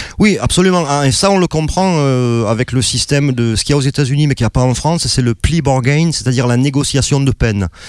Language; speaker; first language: French; native; French